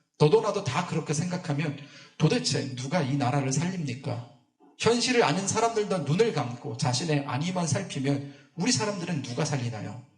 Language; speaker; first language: Korean; native; Korean